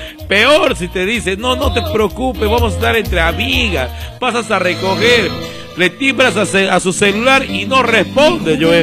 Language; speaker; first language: Spanish; native; Spanish